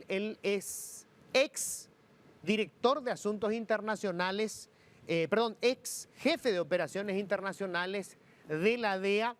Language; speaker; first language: Spanish; native; Spanish